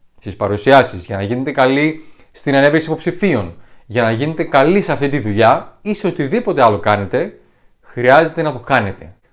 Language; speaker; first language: Greek; native; Greek